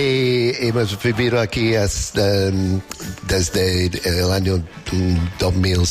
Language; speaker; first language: Spanish; non-native, learner; English